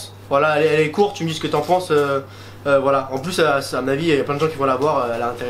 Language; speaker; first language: French; native; French